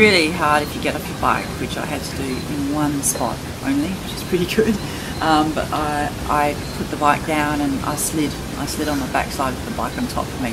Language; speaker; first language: English; native; English